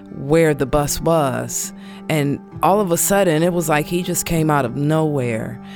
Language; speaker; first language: English; native; English